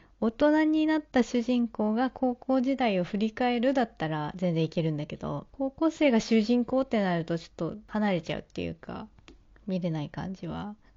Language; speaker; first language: Japanese; native; Japanese